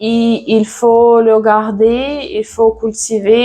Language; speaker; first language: French; non-native, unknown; Russian